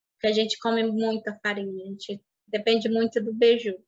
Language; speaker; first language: Portuguese; non-native, local second language; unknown